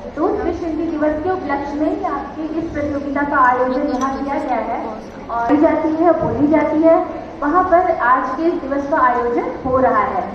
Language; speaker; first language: Hindi; native; Hindi